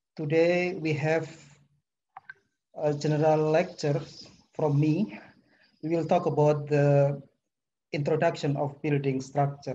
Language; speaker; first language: English; non-native, fluent; Indonesian